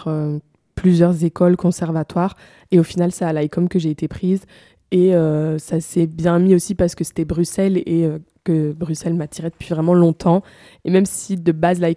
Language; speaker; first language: French; native; French